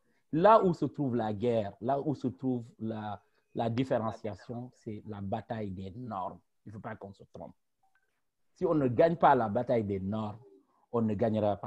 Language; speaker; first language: French; non-native, local second language; Wolof